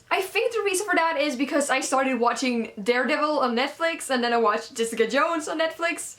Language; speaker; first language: English; non-native, fluent; Swedish